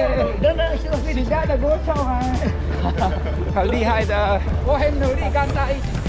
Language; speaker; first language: Chinese; non-native, learner; Japanese